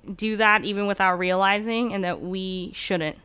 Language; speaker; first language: English; early bilingual, other home language; Turkish